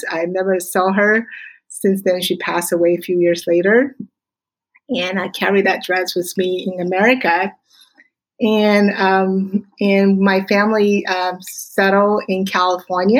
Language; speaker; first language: English; non-native, fluent; Chinese